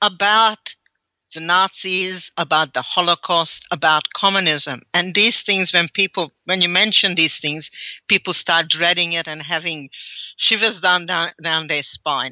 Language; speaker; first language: English; early bilingual, other home language; Hungarian